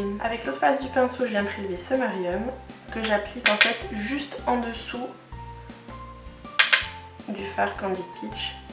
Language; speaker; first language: French; native; French